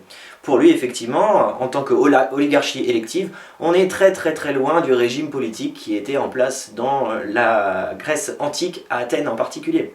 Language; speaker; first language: French; native; French